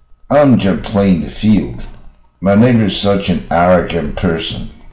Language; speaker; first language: English; non-native, fluent; Chinese